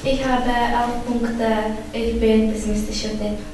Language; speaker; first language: German; non-native, learner; Czech